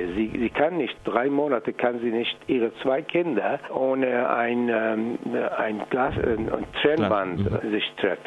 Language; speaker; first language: German; non-native, fluent; Persian